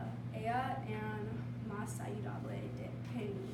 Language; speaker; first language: Spanish; non-native, learner; English